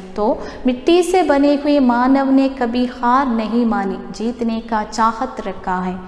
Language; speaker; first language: Hindi; non-native, local second language; Malayalam